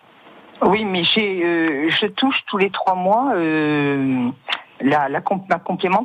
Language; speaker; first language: French; native; French